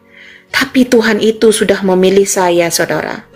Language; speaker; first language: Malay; non-native, local second language; Madurese